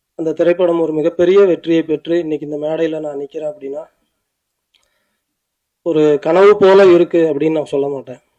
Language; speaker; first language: Tamil; native; Tamil